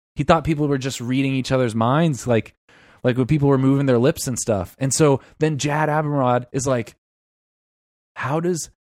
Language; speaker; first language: English; native; English